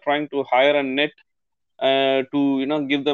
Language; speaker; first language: English; non-native, local second language; Tamil